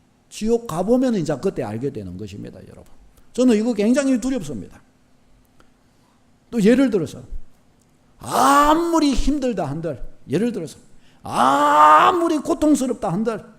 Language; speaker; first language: Korean; native; Korean